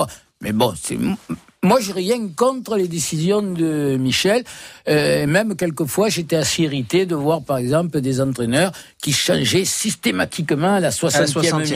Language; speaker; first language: French; native; French